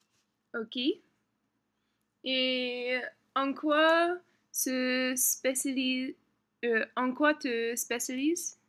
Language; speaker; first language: French; non-native, learner; English